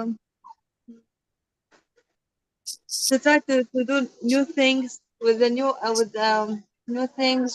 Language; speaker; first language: English; non-native, learner; Arabic